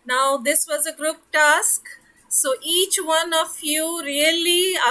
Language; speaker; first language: English; non-native, local second language; Hindi